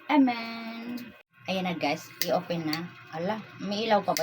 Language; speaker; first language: Filipino; native; Filipino